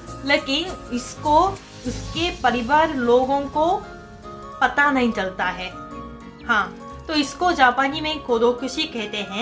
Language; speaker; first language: Hindi; non-native, fluent; Japanese